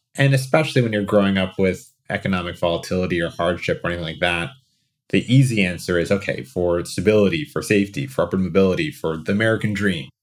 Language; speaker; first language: English; native; English